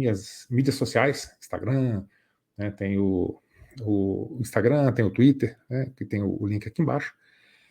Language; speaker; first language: Portuguese; native; Portuguese